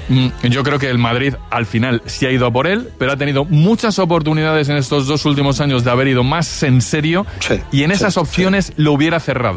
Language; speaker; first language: Spanish; native; Spanish